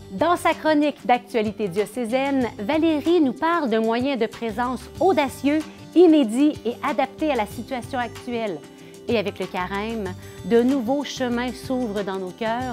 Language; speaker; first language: French; native; French